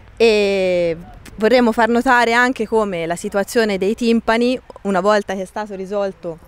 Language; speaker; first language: Italian; native; Italian